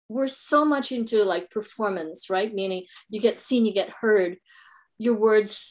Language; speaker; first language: English; non-native, local second language; Filipino